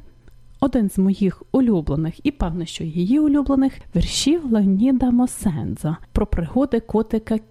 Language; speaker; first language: Ukrainian; native; Ukrainian